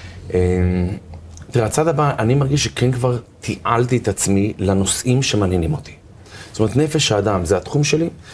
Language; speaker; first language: Hebrew; native; Hebrew